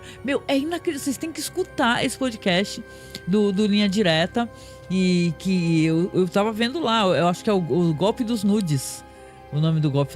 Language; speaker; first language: Portuguese; native; Portuguese